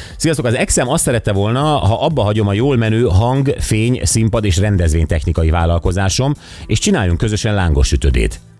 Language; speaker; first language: Hungarian; native; Hungarian